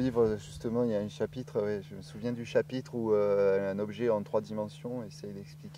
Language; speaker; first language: French; native; French